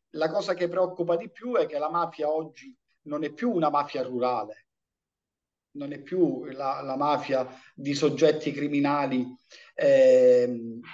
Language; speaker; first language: Italian; native; Italian